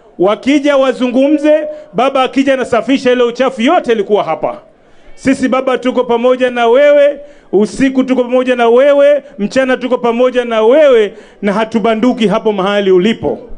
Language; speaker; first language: Swahili; native; Swahili